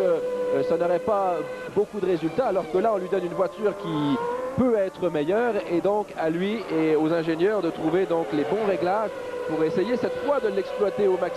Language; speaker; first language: French; native; French